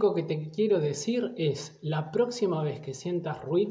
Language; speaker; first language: Spanish; native; Spanish